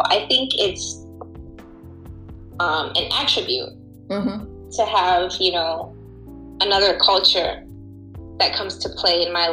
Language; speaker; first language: English; native; English